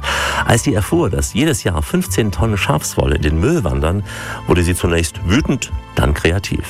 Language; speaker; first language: German; native; German